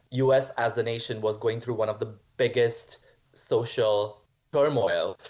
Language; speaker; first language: English; non-native, local second language; Hindi